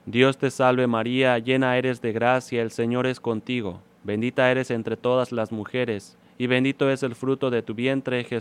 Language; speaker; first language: Spanish; native; Spanish